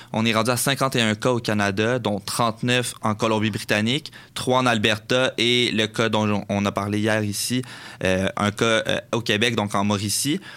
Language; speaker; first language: French; native; French